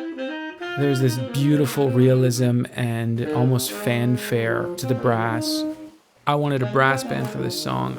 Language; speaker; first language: English; native; English